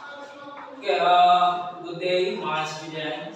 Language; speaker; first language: English; non-native, learner; Indonesian